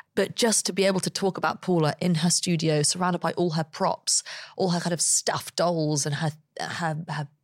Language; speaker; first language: English; native; English